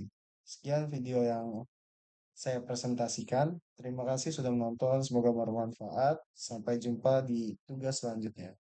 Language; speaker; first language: Indonesian; native; Indonesian